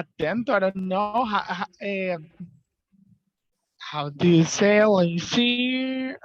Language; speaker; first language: English; non-native, learner; Spanish